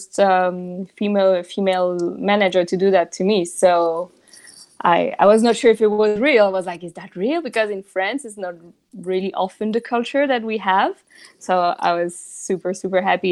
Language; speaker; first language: English; non-native, fluent; French